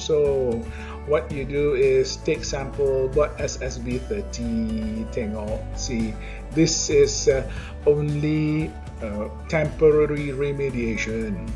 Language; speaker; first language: English; non-native, local second language; Malay